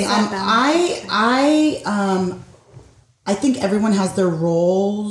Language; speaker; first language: English; early bilingual, other home language; Spanish